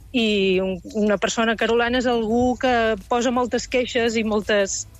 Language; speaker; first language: Catalan; native; Catalan